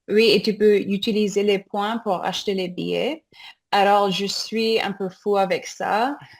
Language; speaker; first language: French; non-native, fluent; English